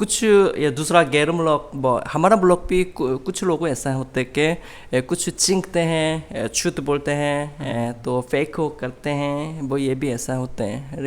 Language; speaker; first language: Urdu; non-native, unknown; Korean